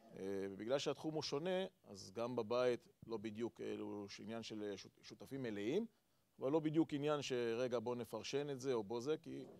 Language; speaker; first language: Hebrew; native; Hebrew